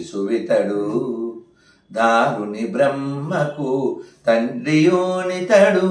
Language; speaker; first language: Telugu; native; Telugu